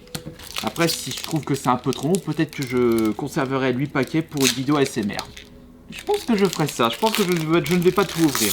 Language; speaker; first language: French; native; French